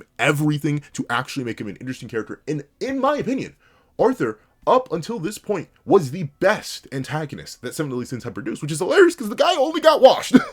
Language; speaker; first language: English; native; English